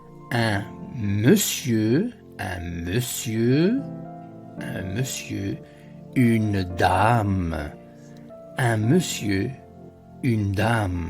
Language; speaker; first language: French; non-native, fluent; Italian